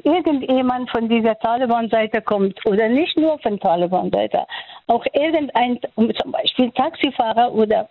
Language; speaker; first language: German; non-native, fluent; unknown